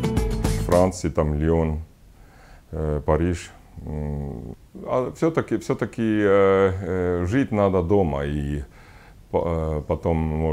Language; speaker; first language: Russian; non-native, local second language; Estonian